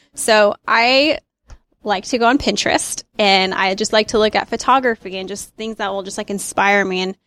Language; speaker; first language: English; native; English